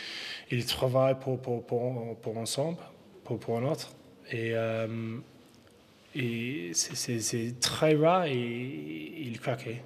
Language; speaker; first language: French; non-native, learner; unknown